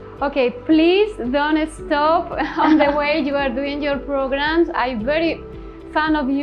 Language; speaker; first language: English; non-native, learner; Spanish